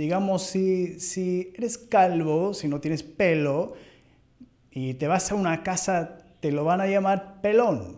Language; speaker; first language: Spanish; non-native, fluent; English